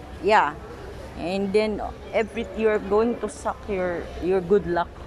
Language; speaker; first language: English; non-native, local second language; Filipino